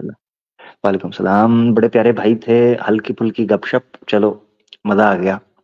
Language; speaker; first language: Hindi; non-native, local second language; Punjabi